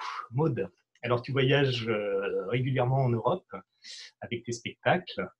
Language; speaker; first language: French; native; French